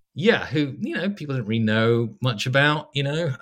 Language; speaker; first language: English; native; English